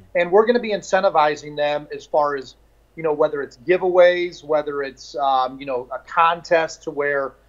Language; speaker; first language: English; native; English